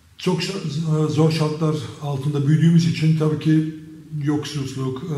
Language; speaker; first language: Turkish; early bilingual, heritage; Turkish